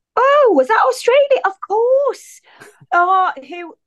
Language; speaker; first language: English; native; English